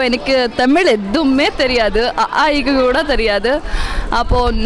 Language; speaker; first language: Tamil; non-native, fluent; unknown